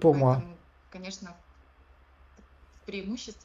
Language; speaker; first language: Russian; non-native, local second language; Ukrainian